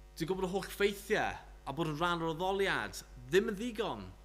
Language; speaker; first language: Welsh; native; Welsh